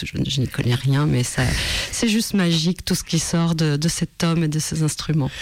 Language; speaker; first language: French; non-native, fluent; Spanish